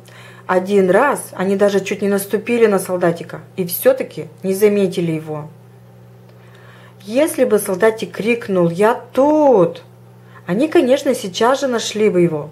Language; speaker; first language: Russian; native; Russian